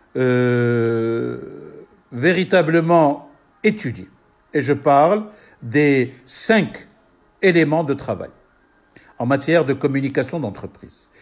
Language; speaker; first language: French; non-native, local second language; Arabic